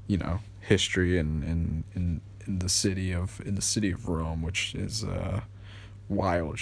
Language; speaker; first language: English; native; English